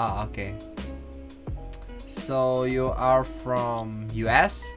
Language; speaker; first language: English; non-native, learner; Indonesian